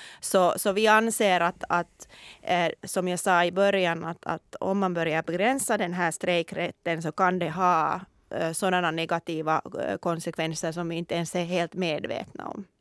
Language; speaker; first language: Swedish; non-native, local second language; Finnish